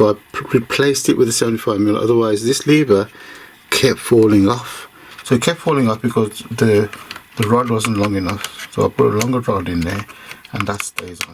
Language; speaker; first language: English; native; English